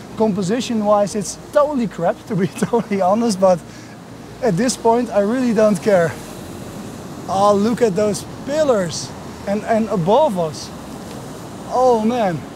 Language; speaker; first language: English; non-native, fluent; Dutch